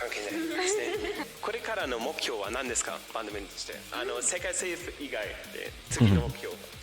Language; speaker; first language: Japanese; non-native, fluent; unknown